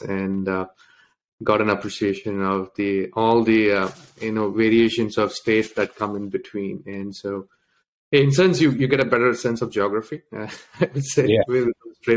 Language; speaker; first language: English; non-native, local second language; Tamil